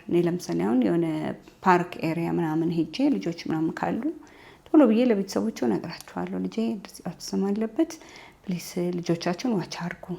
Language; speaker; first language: Amharic; native; Amharic